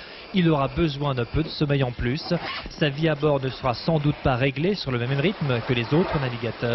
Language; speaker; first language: French; native; French